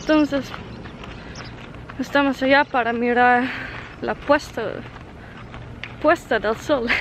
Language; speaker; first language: Spanish; non-native, learner; English